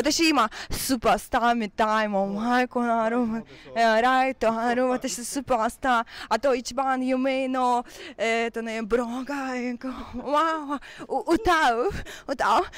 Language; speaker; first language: Japanese; non-native, learner; Russian